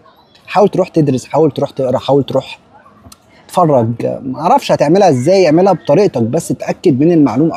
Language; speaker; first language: Arabic; native; Arabic